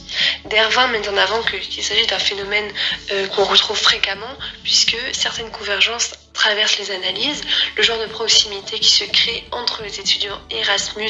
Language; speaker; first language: French; native; French